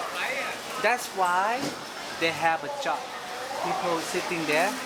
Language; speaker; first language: English; non-native, learner; Thai